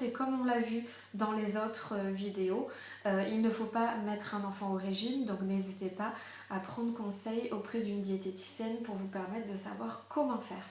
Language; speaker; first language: French; native; French